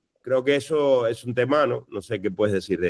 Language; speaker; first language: Spanish; native; Spanish